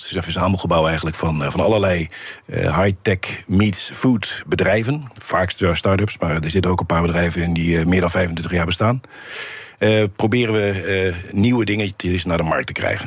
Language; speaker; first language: Dutch; native; Dutch